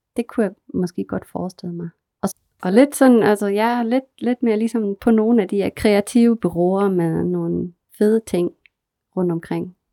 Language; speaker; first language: Danish; non-native, fluent; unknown